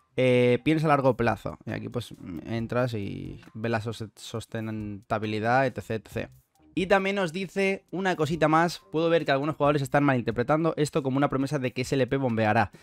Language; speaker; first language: Spanish; native; Spanish